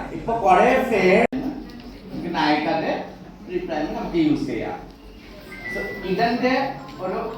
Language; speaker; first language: Malayalam; non-native, local second language; Assamese